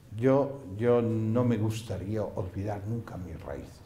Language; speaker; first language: Spanish; native; Spanish